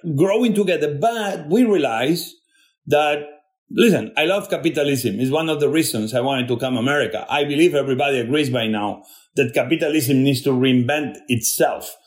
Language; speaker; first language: English; non-native, fluent; Spanish